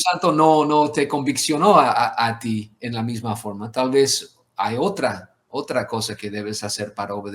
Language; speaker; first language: Spanish; non-native, fluent; English